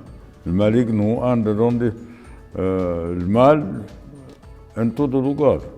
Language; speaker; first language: Spanish; non-native, fluent; Arabic